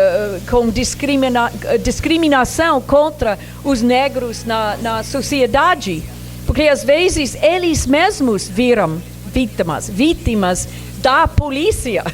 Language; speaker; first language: Portuguese; non-native, fluent; English